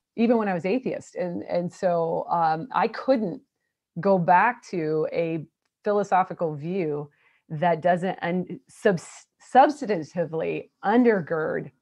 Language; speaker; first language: English; native; English